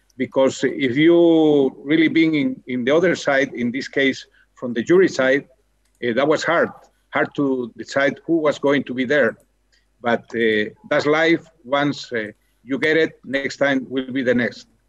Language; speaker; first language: English; non-native, fluent; Spanish